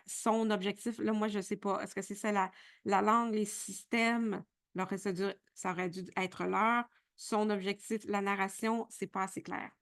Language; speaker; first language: French; native; French